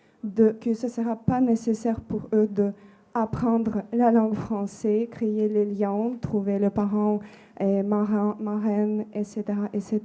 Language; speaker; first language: French; non-native, fluent; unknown